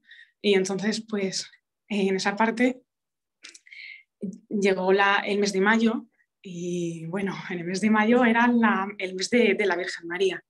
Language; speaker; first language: Spanish; early bilingual, other home language; Romanian